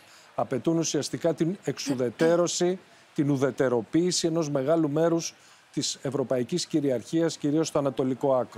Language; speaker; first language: Greek; native; Greek